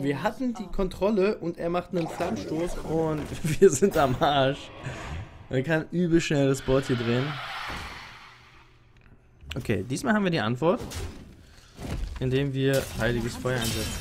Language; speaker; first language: German; native; German